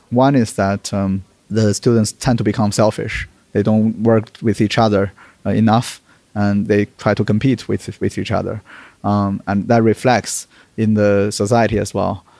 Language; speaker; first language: English; non-native, fluent; Chinese